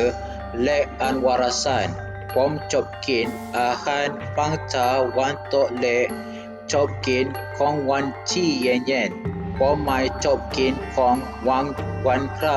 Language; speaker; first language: Thai; non-native, learner; Malay